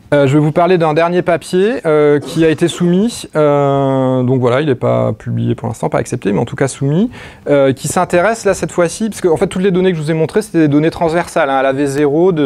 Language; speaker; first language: French; native; French